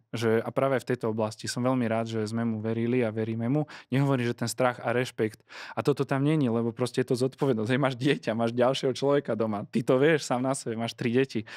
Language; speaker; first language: Slovak; native; Slovak